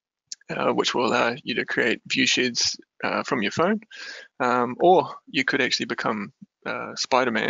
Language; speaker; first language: English; native; English